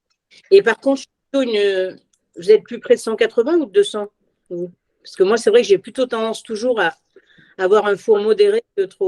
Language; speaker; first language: French; native; French